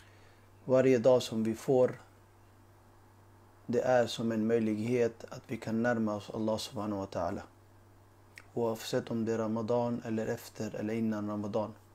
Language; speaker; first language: Swedish; early bilingual, other home language; Urdu